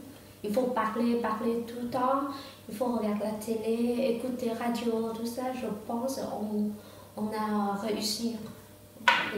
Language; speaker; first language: French; non-native, learner; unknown